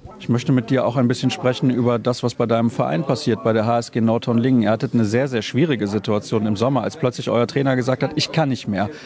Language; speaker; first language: German; native; German